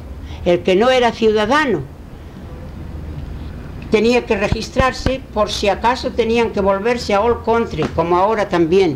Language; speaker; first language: Spanish; early bilingual, heritage; Spanish